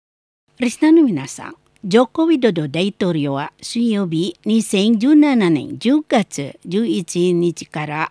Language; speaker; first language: Japanese; non-native, learner; Indonesian